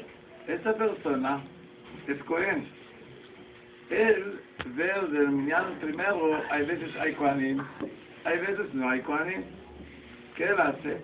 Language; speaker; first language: Spanish; non-native, learner; Hebrew